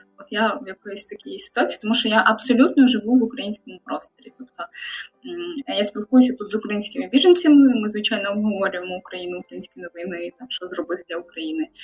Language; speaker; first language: Ukrainian; non-native, local second language; Russian